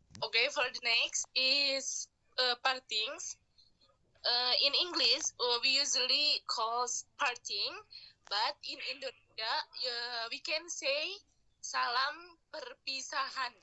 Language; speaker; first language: English; non-native, fluent; Indonesian